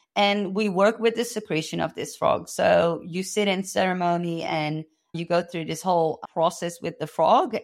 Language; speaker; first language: English; non-native, fluent; Dutch